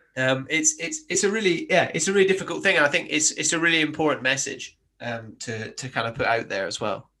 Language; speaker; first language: English; native; English